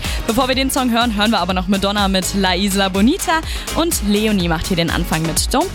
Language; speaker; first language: German; native; German